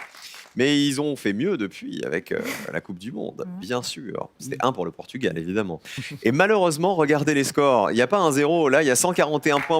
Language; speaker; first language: French; native; French